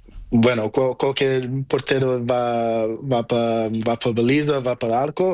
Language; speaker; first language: Spanish; non-native, learner; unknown